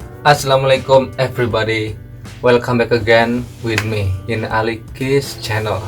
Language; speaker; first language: English; non-native, learner; Indonesian